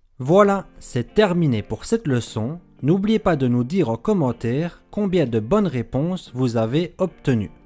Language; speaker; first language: French; native; French